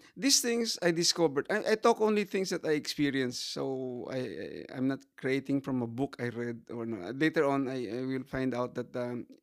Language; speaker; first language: English; non-native, local second language; Hiligaynon